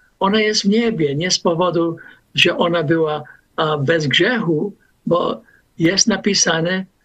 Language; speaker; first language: Polish; non-native, fluent; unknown